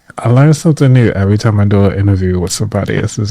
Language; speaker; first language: English; native; English